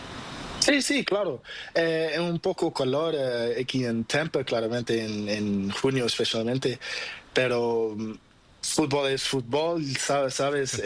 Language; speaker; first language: Spanish; non-native, learner; Portuguese